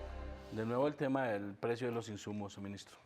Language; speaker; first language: Spanish; native; Spanish